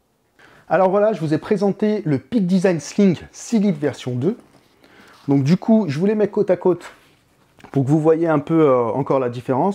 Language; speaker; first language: French; native; French